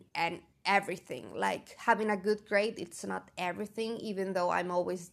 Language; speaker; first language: English; non-native, fluent; Spanish